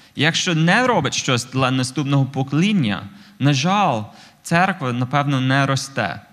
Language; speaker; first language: Ukrainian; non-native, fluent; English